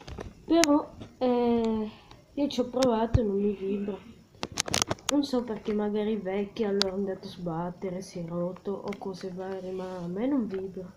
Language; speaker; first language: Italian; native; Italian